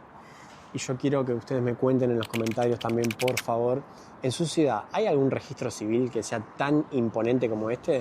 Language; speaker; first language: Spanish; native; Spanish